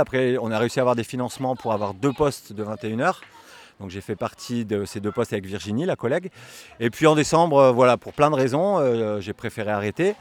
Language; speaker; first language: French; native; French